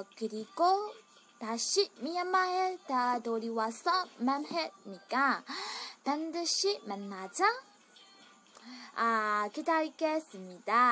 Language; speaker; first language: Korean; non-native, learner; Burmese